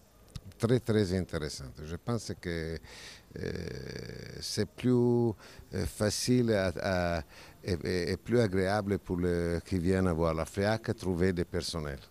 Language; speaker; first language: French; non-native, fluent; Italian